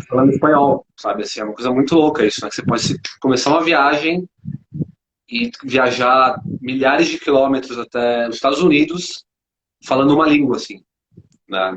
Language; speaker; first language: Portuguese; native; Portuguese